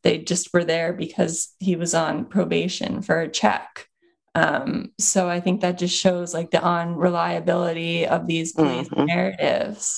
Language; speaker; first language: English; native; English